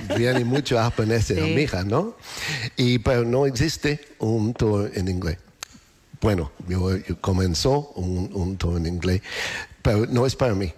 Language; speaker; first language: Spanish; non-native, learner; English